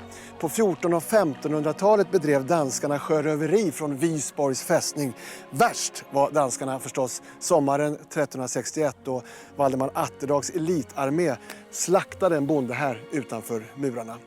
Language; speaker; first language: Swedish; native; Swedish